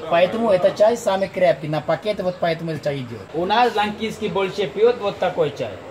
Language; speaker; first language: Russian; non-native, learner; Sinhala